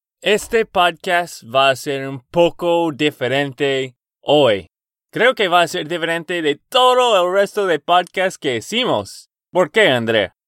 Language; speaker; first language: Spanish; non-native, learner; English